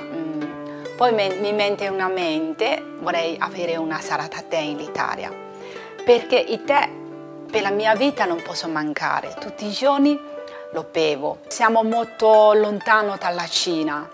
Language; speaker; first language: Italian; non-native, learner; Chinese